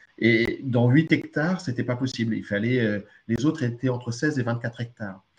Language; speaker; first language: French; early bilingual, other home language; Arabic